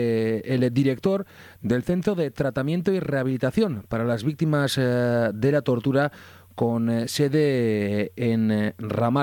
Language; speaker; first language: Spanish; native; Spanish